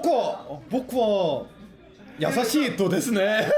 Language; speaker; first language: Japanese; non-native, learner; Korean